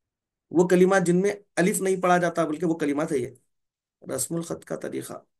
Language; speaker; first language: Urdu; native; Urdu